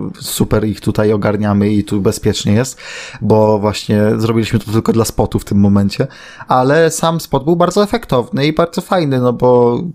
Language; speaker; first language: Polish; native; Polish